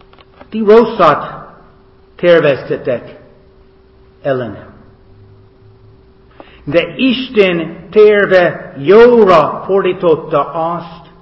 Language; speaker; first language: Hungarian; non-native, fluent; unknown